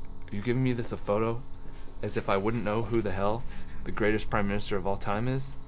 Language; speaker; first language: English; native; English